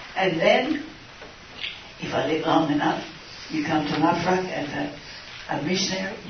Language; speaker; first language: English; native; English